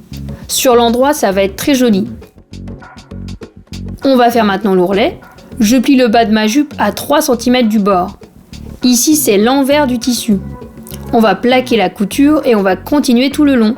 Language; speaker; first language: French; native; French